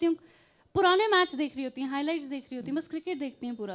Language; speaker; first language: Hindi; native; Hindi